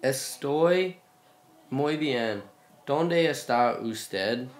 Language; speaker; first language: Spanish; non-native, learner; English